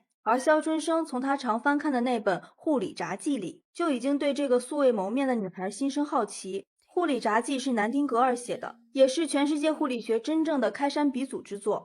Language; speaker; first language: Chinese; native; Chinese